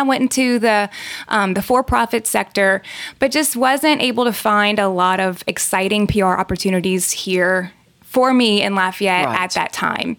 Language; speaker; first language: English; native; English